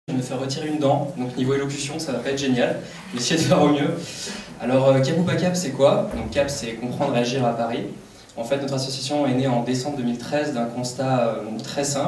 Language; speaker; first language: French; native; French